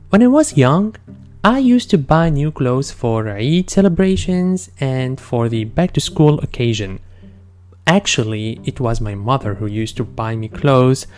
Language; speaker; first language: English; non-native, fluent; Arabic